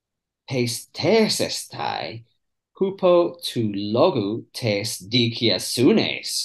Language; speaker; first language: Greek; non-native, fluent; English